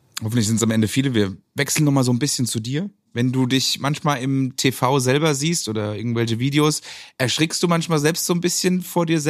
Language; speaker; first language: German; native; German